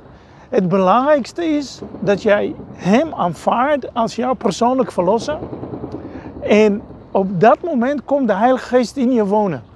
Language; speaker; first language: Dutch; non-native, fluent; Hebrew